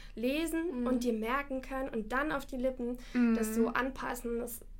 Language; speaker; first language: German; non-native, fluent; Russian